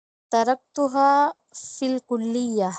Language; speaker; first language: Arabic; non-native, learner; Tamil